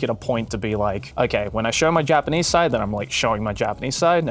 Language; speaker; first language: English; non-native, local second language; Japanese